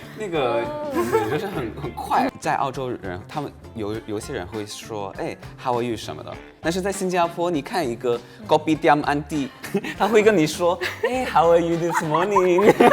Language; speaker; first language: Chinese; non-native, fluent; English